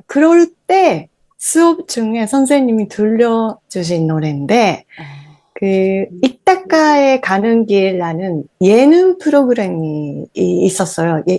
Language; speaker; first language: Korean; non-native, fluent; Japanese